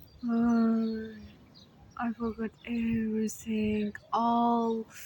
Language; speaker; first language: English; non-native, learner; Turkish